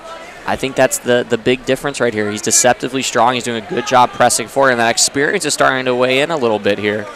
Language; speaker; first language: English; native; English